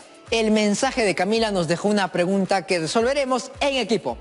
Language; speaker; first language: Spanish; native; Spanish